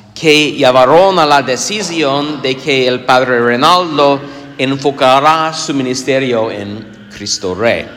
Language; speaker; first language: Spanish; non-native, fluent; English